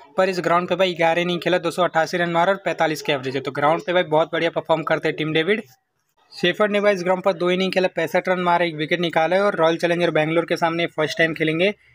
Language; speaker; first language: Hindi; native; Hindi